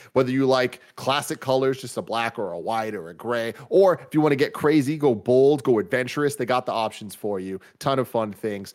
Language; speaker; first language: English; native; English